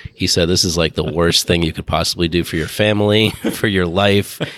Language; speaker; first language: English; native; English